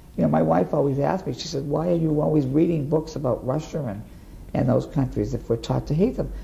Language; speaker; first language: English; native; English